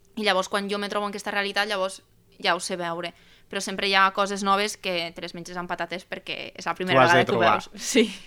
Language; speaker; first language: Catalan; native; Catalan